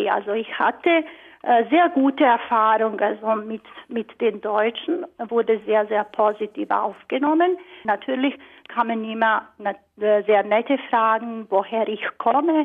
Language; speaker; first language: German; non-native, fluent; Croatian